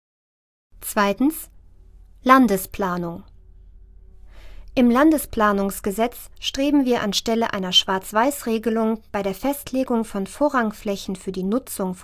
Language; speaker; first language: German; native; German